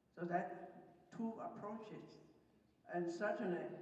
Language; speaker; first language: English; non-native, fluent; Chinese